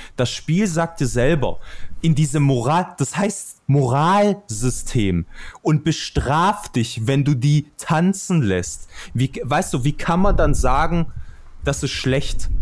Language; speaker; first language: German; early bilingual, other home language; Albanian